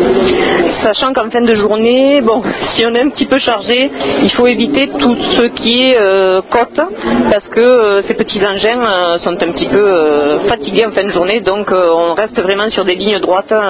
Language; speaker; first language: French; native; French